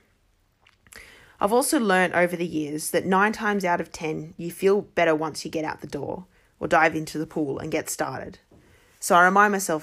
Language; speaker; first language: English; native; English